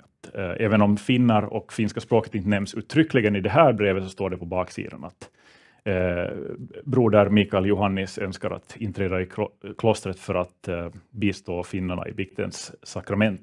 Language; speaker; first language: Swedish; native; Swedish